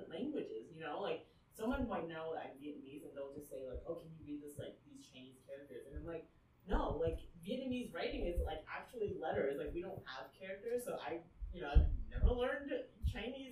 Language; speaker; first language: English; early bilingual, other home language; Vietnamese